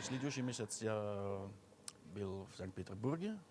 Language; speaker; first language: Russian; non-native, learner; Dutch